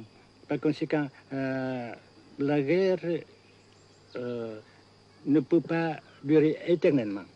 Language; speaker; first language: French; non-native, local second language; Vietnamese